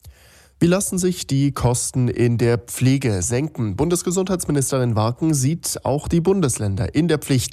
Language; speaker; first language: German; native; German